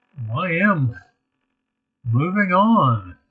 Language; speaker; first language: English; native; English